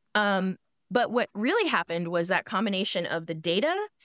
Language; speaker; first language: English; native; English